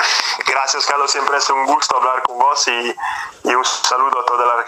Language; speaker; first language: Spanish; non-native, fluent; Italian